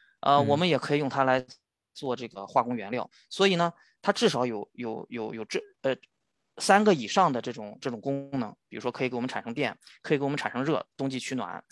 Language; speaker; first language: Chinese; native; Chinese